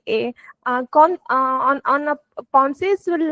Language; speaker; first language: French; non-native, learner; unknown